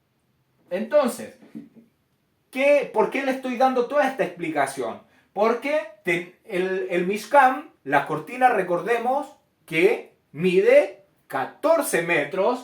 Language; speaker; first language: Spanish; native; Spanish